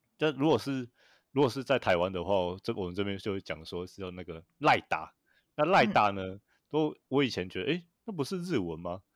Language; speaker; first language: Chinese; native; Chinese